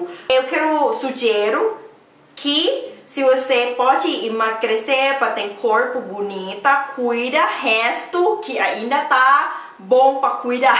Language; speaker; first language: Portuguese; non-native, learner; Thai